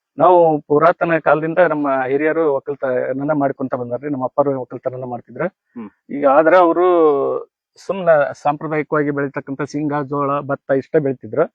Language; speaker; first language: Kannada; native; Kannada